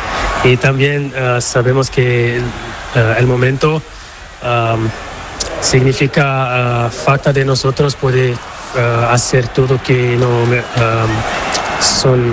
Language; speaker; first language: Spanish; non-native, learner; Portuguese